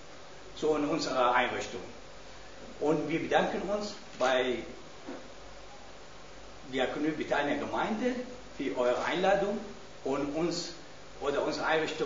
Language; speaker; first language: German; non-native, learner; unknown